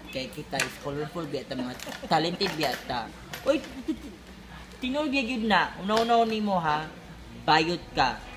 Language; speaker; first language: Cebuano; non-native, local second language; Maranao